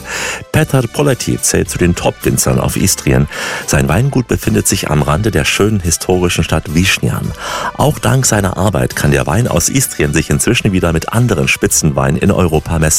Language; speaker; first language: German; native; German